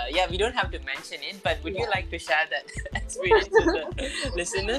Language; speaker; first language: English; non-native, local second language; Tamil